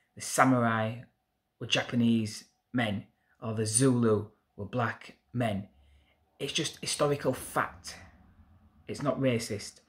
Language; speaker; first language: English; native; English